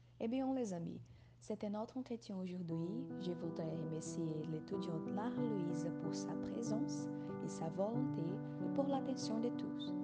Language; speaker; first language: French; non-native, learner; Portuguese